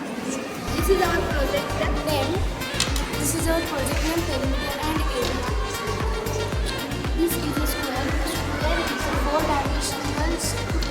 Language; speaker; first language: English; non-native, learner; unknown